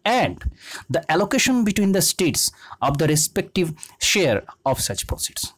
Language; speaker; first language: English; non-native, local second language; Bangla